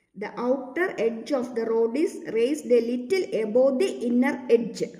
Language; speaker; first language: English; non-native, local second language; Malayalam